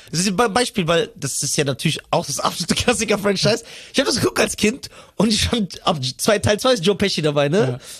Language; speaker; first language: German; early bilingual, other home language; Arabic